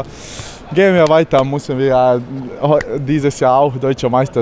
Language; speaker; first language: German; non-native, learner; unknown